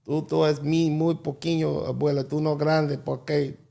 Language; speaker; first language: Spanish; non-native, learner; English